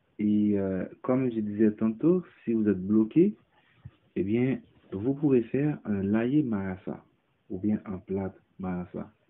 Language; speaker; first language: French; non-native, local second language; Haitian Creole